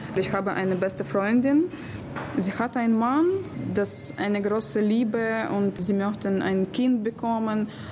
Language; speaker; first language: German; non-native, learner; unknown